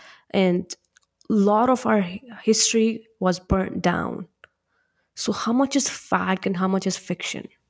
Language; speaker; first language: English; non-native, local second language; Punjabi